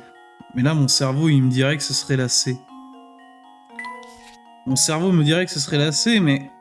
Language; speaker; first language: French; native; French